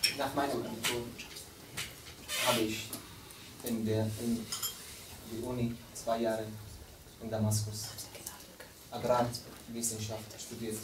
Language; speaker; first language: German; non-native, learner; Arabic